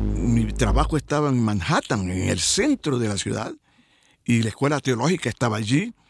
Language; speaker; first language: Spanish; native; Spanish